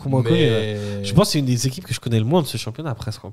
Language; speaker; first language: French; native; French